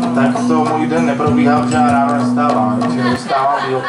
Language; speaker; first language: Czech; native; Czech